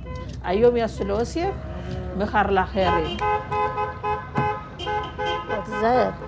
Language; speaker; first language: Hebrew; non-native, learner; Amharic